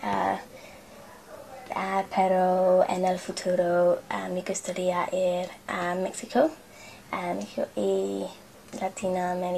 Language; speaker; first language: Spanish; non-native, learner; English